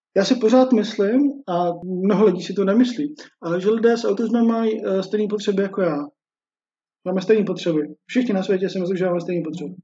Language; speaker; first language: Czech; native; Czech